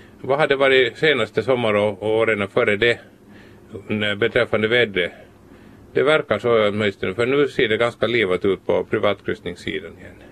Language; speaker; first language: Swedish; native; Swedish